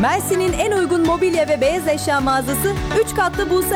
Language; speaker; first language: Turkish; native; Turkish